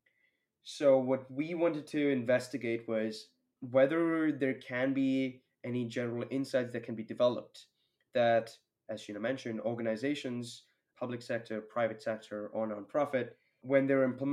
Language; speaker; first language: English; non-native, local second language; Hindi